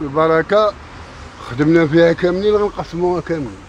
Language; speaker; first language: Arabic; native; Arabic